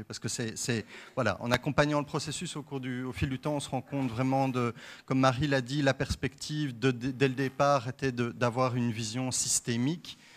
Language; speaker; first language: French; native; French